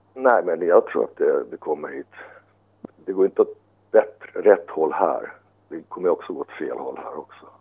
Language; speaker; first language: Swedish; early bilingual, other home language; Finnish